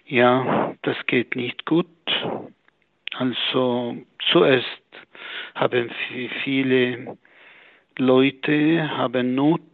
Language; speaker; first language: German; non-native, fluent; Arabic